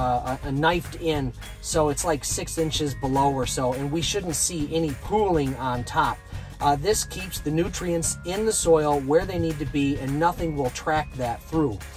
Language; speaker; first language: English; native; English